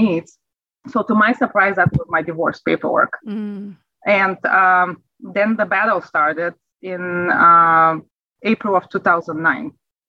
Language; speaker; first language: English; non-native, fluent; Bulgarian